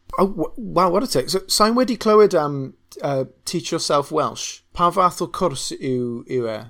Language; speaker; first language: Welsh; non-native, local second language; English